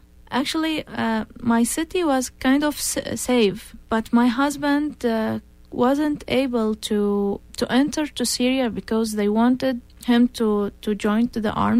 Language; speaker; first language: English; non-native, fluent; Arabic